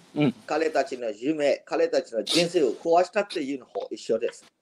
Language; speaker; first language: Japanese; non-native, fluent; Burmese